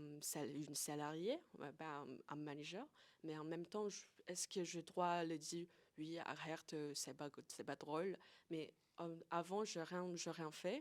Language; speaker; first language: French; non-native, learner; Chinese